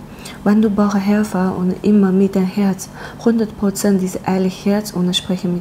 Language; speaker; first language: German; non-native, learner; Chinese